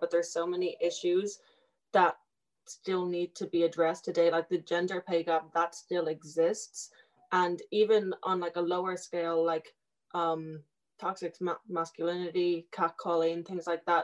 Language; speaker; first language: English; native; English